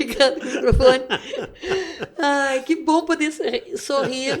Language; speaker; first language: Portuguese; native; Portuguese